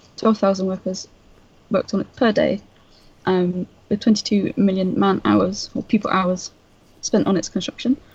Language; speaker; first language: English; native; English